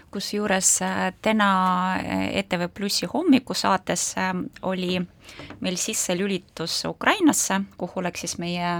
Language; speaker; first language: Estonian; non-native, local second language; Russian